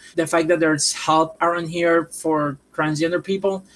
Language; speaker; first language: English; non-native, fluent; Spanish